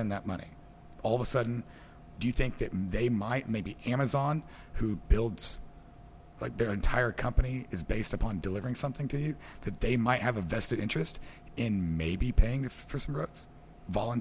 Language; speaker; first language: English; native; English